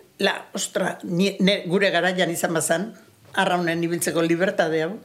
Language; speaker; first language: Basque; native; Basque